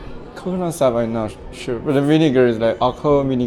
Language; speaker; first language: English; non-native, learner; Chinese